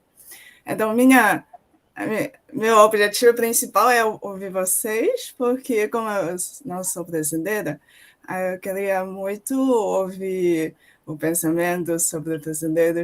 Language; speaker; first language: Portuguese; non-native, fluent; Chinese